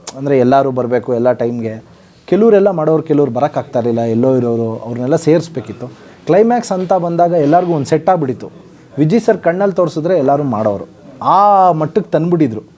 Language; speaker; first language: Kannada; native; Kannada